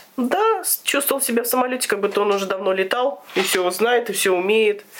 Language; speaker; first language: Russian; native; Russian